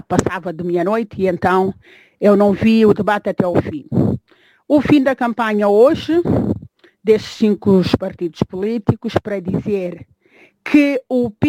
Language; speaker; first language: Portuguese; non-native, local second language; Kabuverdianu